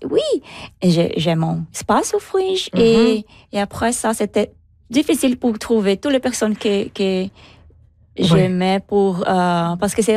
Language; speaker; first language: French; non-native, learner; Portuguese